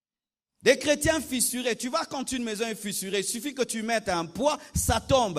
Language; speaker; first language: French; non-native, local second language; Lingala